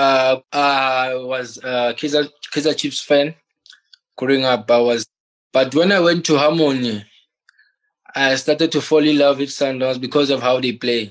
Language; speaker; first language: English; non-native, local second language; Southern Sotho